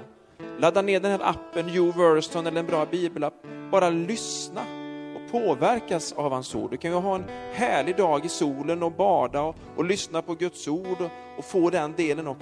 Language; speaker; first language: Swedish; native; Swedish